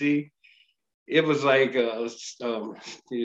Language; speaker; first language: English; native; English